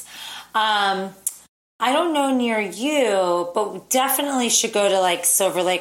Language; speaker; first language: English; native; English